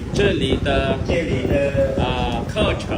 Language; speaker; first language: Chinese; non-native, fluent; Khmer